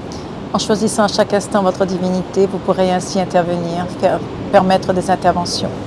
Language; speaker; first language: French; native; French